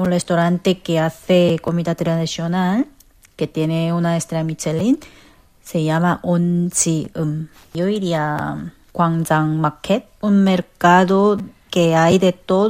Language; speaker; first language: Spanish; non-native, fluent; Korean